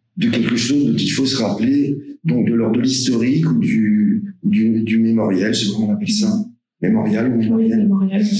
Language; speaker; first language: French; native; French